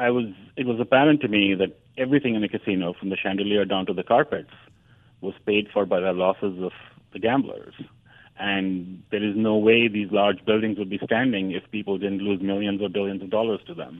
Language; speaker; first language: English; non-native, local second language; Hindi